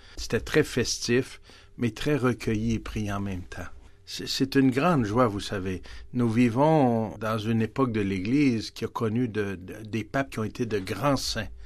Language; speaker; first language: French; native; French